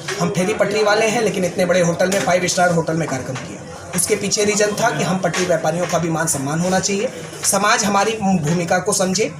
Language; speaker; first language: Hindi; native; Hindi